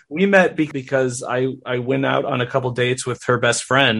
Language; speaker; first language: English; native; English